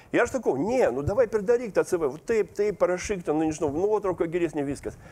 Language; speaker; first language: Lithuanian; non-native, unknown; Russian